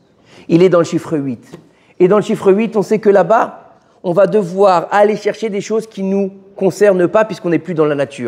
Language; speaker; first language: French; native; French